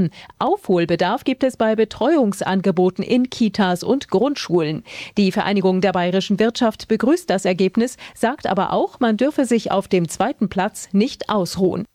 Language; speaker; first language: German; native; German